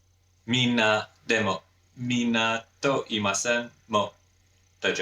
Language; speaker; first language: Japanese; non-native, learner; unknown